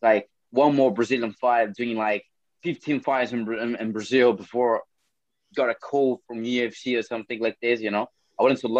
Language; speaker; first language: English; non-native, fluent; Portuguese